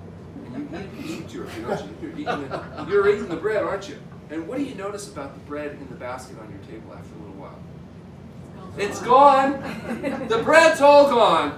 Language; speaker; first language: English; native; English